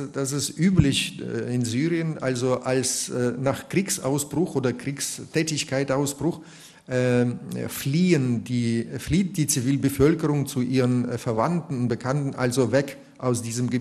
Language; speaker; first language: German; non-native, fluent; Russian